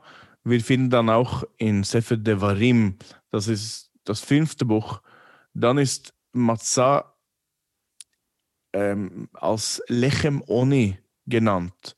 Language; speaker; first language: German; non-native, fluent; English